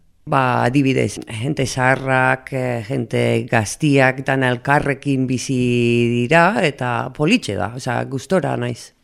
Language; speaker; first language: Basque; non-native, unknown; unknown